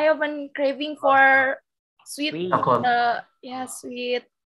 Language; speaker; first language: English; non-native, local second language; Indonesian